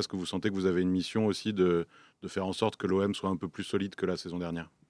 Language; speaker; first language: French; native; French